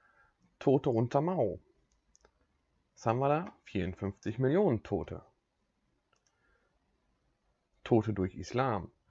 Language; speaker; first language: German; native; German